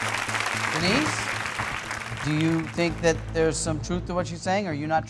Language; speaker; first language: English; native; English